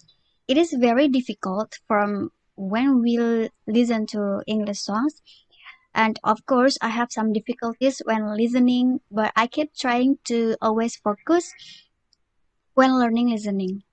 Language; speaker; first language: English; non-native, learner; Indonesian